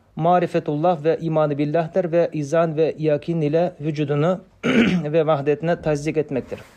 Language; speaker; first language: Turkish; non-native, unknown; Kazakh